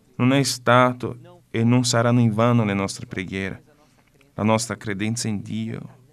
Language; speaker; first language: Italian; non-native, fluent; Portuguese